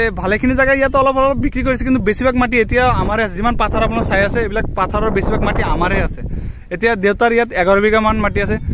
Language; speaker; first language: Assamese; non-native, local second language; Bangla